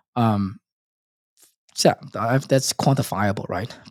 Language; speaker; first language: English; non-native, local second language; Cantonese